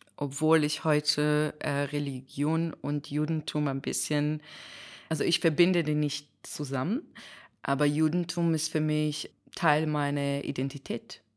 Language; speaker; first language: German; non-native, fluent; Hebrew